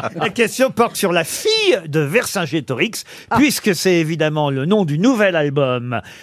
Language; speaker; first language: French; native; French